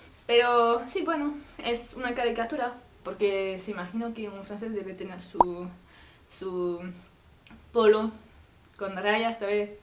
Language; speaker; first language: Spanish; non-native, learner; French